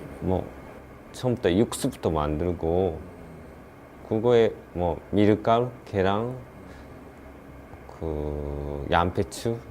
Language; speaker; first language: Korean; non-native, learner; Japanese